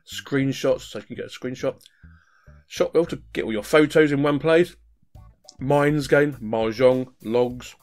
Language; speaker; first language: English; native; English